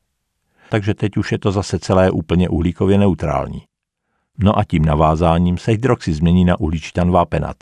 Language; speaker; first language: Czech; native; Czech